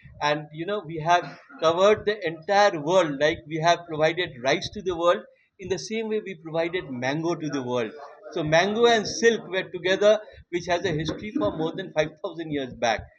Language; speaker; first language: English; non-native, local second language; Bangla